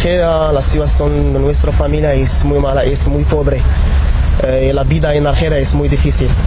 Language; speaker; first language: Spanish; non-native, learner; Arabic